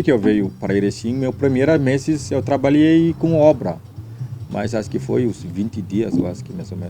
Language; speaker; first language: Portuguese; non-native, learner; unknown